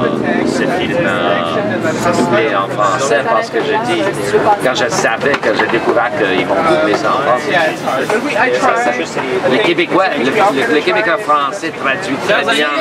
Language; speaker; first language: French; non-native, local second language; English